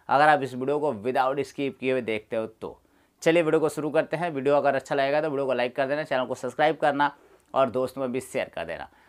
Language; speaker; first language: Hindi; native; Hindi